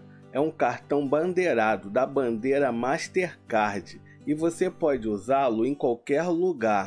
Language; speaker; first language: Portuguese; native; Portuguese